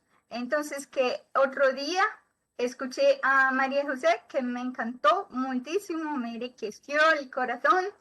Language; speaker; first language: Spanish; non-native, learner; Portuguese